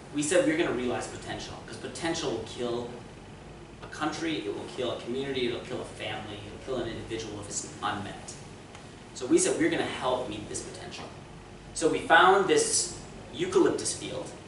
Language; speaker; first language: English; native; English